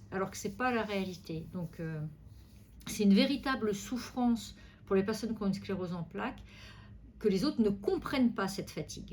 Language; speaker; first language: French; native; French